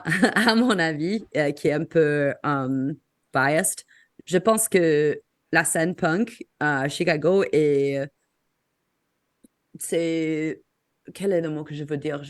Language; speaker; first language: French; non-native, fluent; English